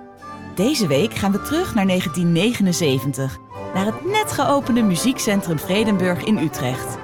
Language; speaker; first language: Dutch; native; Dutch